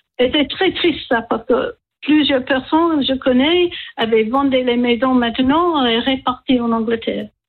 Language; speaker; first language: French; non-native, learner; English